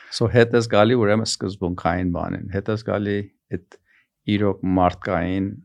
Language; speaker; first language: Armenian; early bilingual, heritage; Armenian